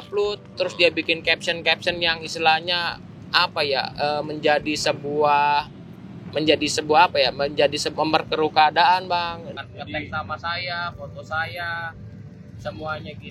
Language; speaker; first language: Indonesian; native; Indonesian